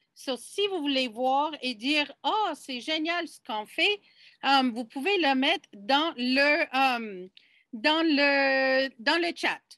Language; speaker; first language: French; non-native, fluent; English